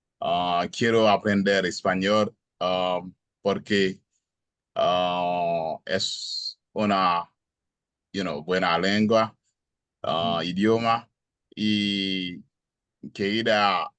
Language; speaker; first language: Spanish; non-native, learner; Haitian Creole